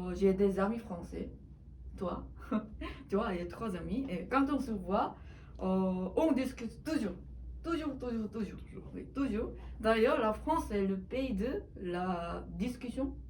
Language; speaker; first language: French; non-native, learner; Korean